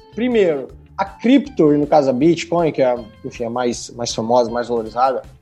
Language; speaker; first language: Portuguese; native; Portuguese